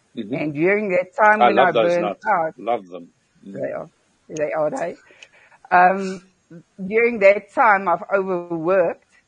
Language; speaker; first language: English; non-native, local second language; Afrikaans